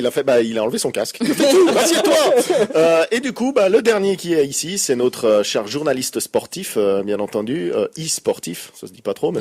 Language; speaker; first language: French; native; French